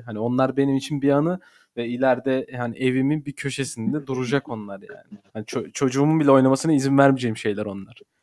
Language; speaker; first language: Turkish; native; Turkish